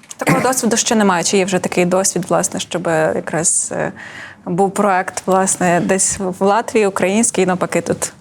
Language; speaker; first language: Ukrainian; native; Ukrainian